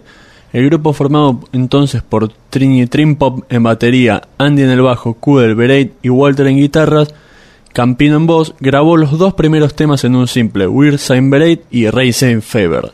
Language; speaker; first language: Spanish; native; Spanish